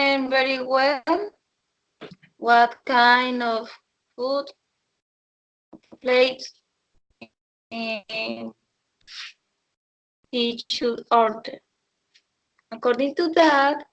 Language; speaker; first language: English; non-native, learner; Spanish